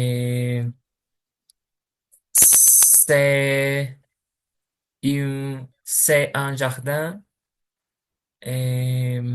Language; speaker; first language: French; non-native, learner; Portuguese